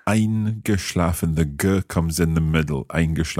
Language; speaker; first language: German; non-native, fluent; English